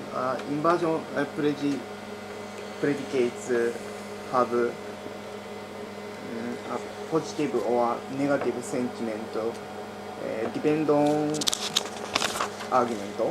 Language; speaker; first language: English; non-native, learner; Japanese